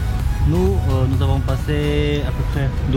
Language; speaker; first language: French; non-native, fluent; Kyrgyz